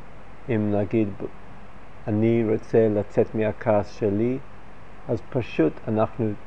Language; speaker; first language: Hebrew; non-native, fluent; English